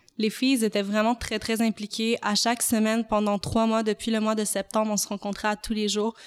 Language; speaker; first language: French; native; French